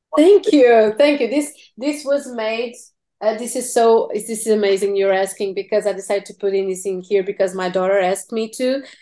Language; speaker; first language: English; non-native, fluent; Portuguese